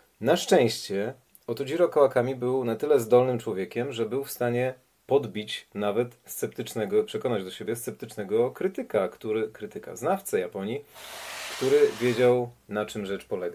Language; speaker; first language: Polish; native; Polish